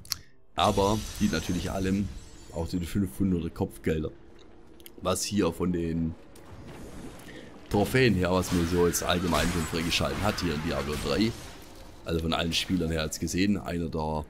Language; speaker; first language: German; native; German